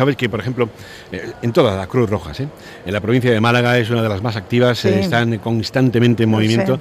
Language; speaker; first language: Spanish; native; Spanish